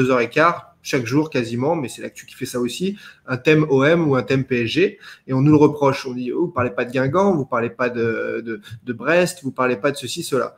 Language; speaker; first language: French; native; French